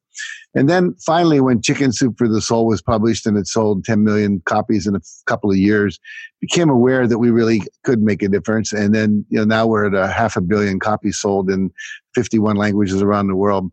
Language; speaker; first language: English; native; English